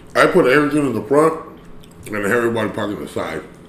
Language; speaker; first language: English; early bilingual, other home language; Spanish